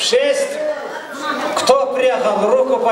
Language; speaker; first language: Russian; non-native, learner; Kyrgyz